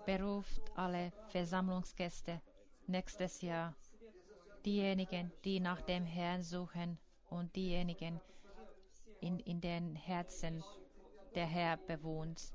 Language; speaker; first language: German; non-native, fluent; Finnish